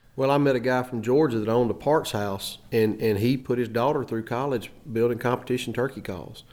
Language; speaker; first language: English; native; English